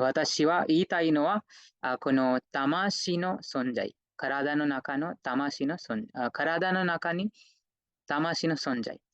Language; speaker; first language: Japanese; non-native, fluent; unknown